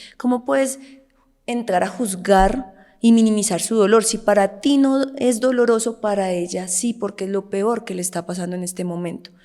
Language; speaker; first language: Spanish; native; Spanish